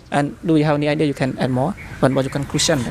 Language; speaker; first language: English; non-native, learner; Khmer